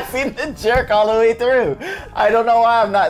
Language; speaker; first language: English; native; English